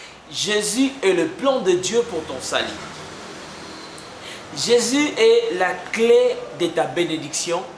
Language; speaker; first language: French; non-native, local second language; Lingala